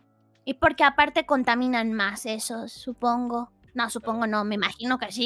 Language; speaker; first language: Spanish; native; Spanish